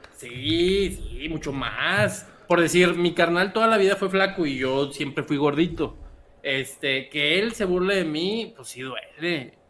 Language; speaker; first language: Spanish; native; Spanish